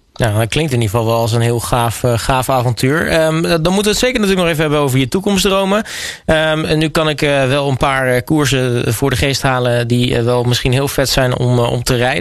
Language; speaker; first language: Dutch; native; Dutch